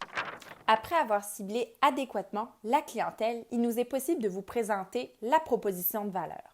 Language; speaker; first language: French; native; French